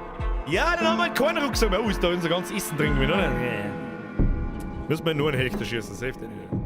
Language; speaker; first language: German; native; German